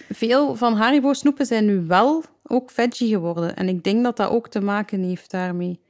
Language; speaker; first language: Dutch; native; Dutch